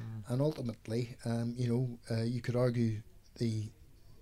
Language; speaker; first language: English; native; English